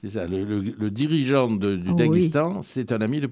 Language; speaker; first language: French; native; French